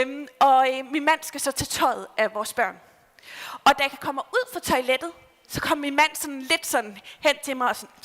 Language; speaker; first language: Danish; native; Danish